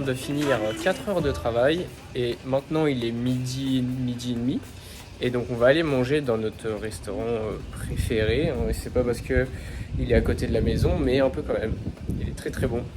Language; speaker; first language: French; native; French